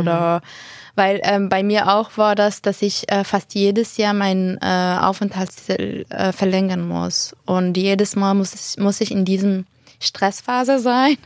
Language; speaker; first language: German; non-native, fluent; Arabic